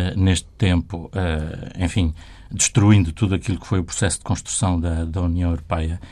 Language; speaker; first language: Portuguese; native; Portuguese